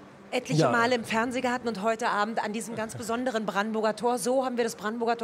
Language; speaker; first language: German; native; German